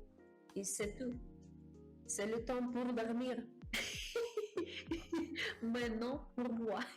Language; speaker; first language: French; non-native, learner; Japanese